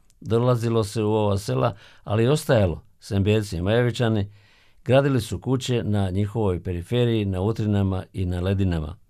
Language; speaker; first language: Serbian; native; Serbian